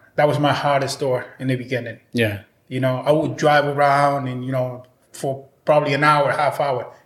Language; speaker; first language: English; non-native, fluent; Spanish